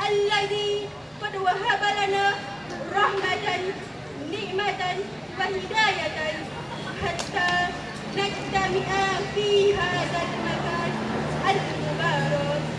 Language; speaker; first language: Arabic; non-native, learner; Indonesian